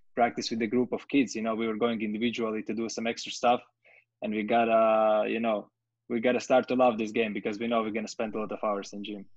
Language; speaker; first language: English; non-native, fluent; Latvian